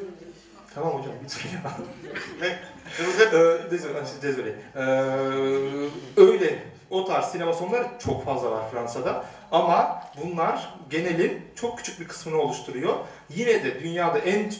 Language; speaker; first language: Turkish; native; Turkish